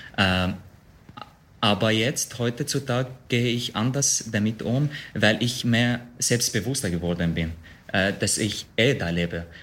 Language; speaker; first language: German; non-native, fluent; Arabic